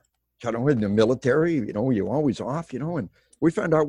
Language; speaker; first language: English; native; English